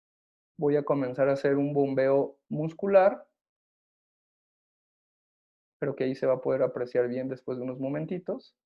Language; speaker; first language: Spanish; native; Spanish